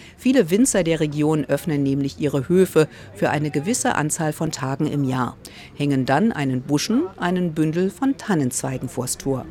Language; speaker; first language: German; native; German